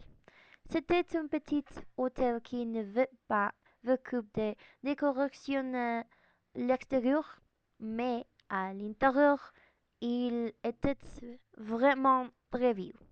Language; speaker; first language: French; non-native, learner; Spanish